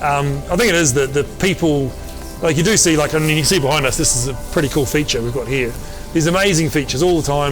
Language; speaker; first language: English; native; English